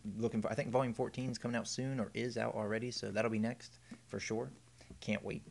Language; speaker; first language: English; native; English